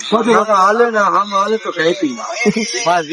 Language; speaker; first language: Hindi; non-native, local second language; Gujarati